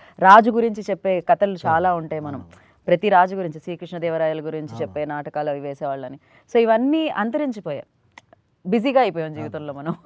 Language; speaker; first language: Telugu; native; Telugu